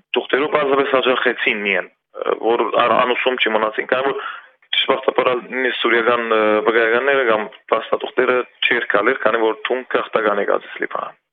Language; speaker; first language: Armenian; early bilingual, heritage; Armenian